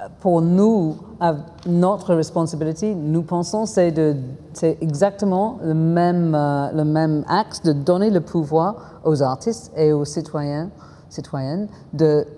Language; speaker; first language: French; non-native, fluent; English